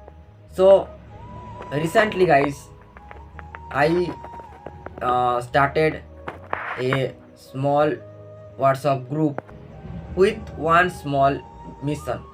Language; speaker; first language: English; non-native, local second language; Odia